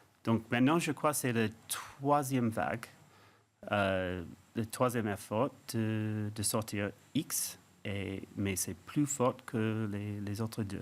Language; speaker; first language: French; non-native, fluent; English